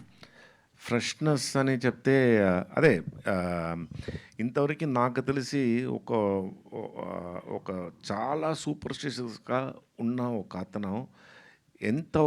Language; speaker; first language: Telugu; non-native, fluent; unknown